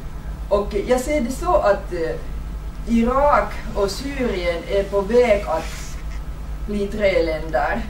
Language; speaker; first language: Swedish; non-native, fluent; Finnish